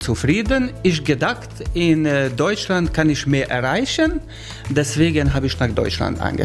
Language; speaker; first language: German; non-native, fluent; Hungarian